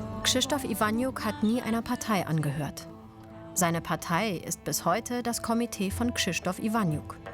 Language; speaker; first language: German; native; German